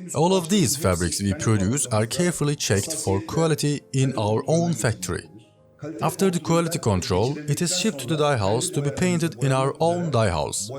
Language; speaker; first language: English; non-native, fluent; Turkish